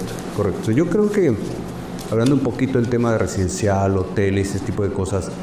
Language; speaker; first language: Spanish; native; Spanish